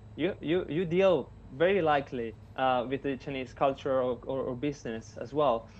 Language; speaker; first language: English; non-native, fluent; Italian